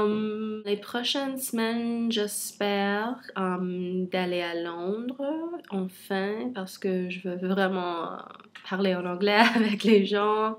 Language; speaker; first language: French; non-native, local second language; English